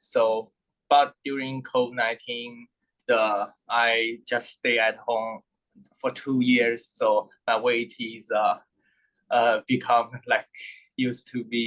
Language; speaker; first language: English; non-native, learner; Thai